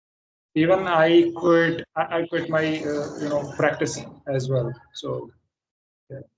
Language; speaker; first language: English; non-native, fluent; Hindi